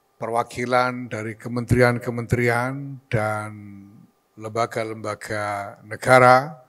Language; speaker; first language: Indonesian; native; Indonesian